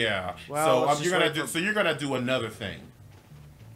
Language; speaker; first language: English; native; English